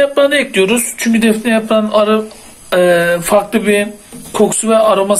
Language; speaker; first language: Turkish; native; Turkish